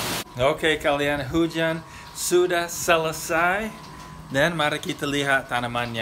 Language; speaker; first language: Indonesian; non-native, fluent; English